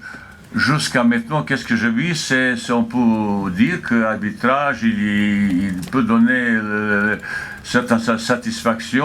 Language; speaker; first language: French; non-native, fluent; Bosnian